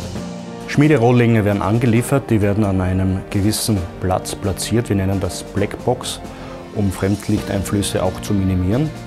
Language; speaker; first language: German; native; German